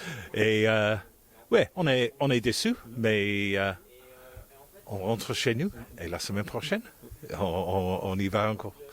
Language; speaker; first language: French; non-native, fluent; English